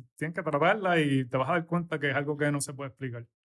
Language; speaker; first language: Spanish; native; Spanish